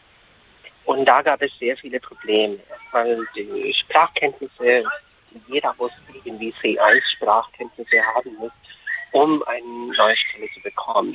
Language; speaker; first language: German; non-native, fluent; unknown